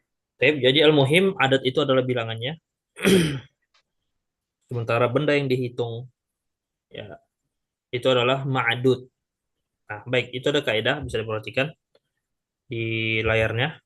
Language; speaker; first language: Indonesian; native; Indonesian